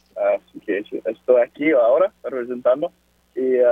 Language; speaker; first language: Spanish; early bilingual, other home language; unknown